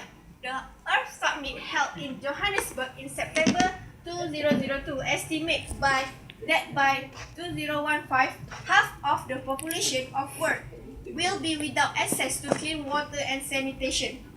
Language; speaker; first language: English; non-native, learner; Malay